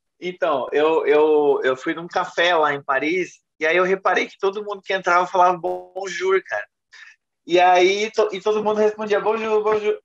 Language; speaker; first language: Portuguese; native; Portuguese